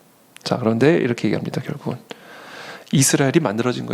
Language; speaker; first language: Korean; native; Korean